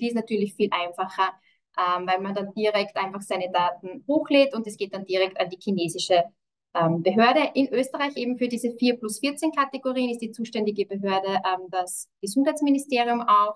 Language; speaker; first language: German; native; German